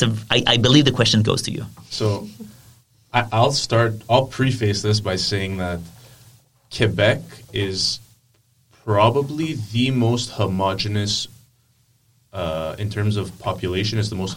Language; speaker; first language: English; non-native, fluent; Greek